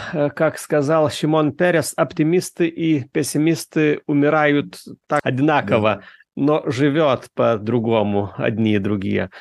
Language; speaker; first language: Russian; non-native, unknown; Lithuanian